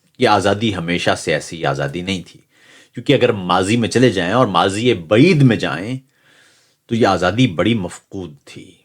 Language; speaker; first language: Urdu; native; Urdu